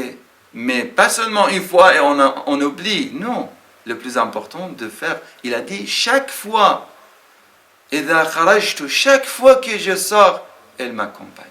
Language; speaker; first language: French; non-native, fluent; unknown